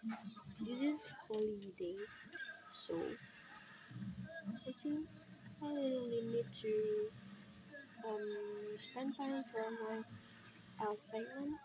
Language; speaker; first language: English; non-native, learner; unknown